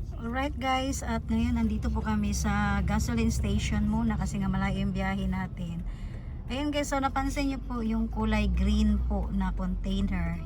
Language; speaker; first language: Filipino; non-native, local second language; Cebuano